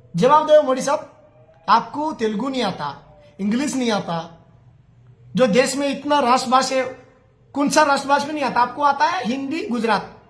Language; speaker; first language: Hindi; non-native, local second language; Telugu